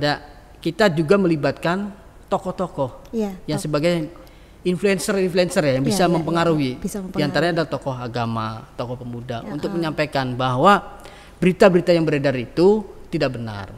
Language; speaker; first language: Indonesian; native; Indonesian